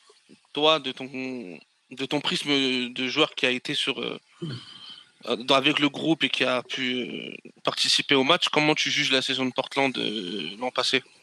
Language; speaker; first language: French; native; French